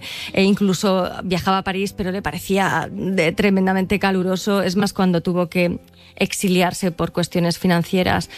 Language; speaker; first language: Spanish; native; Spanish